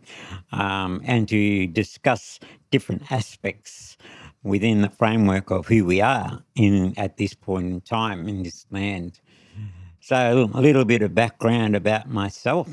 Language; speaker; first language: English; native; English